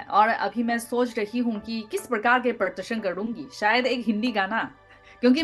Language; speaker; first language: Hindi; non-native, learner; Chinese